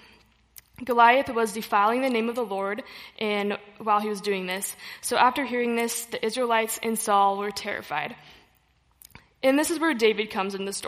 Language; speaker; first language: English; native; English